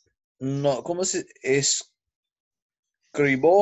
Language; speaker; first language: Spanish; non-native, learner; English